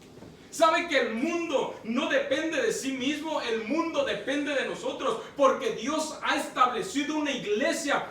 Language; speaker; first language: Spanish; native; Spanish